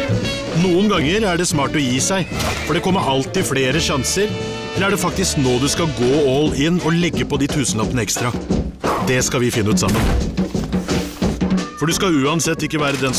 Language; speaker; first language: Norwegian; native; Norwegian